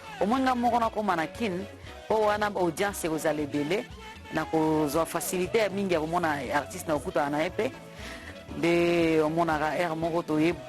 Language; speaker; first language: Lingala; non-native, local second language; Swahili